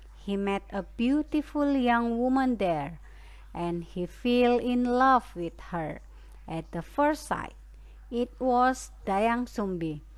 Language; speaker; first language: English; non-native, fluent; Indonesian